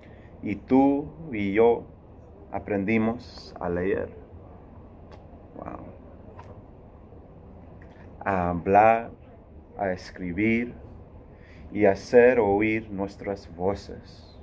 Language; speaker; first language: Spanish; early bilingual, heritage; Spanish